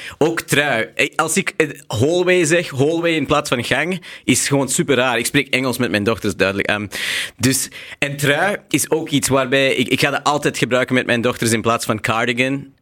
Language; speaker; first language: Dutch; non-native, fluent; English